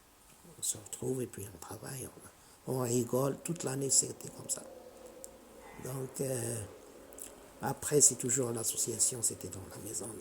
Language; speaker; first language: French; non-native, local second language; Arabic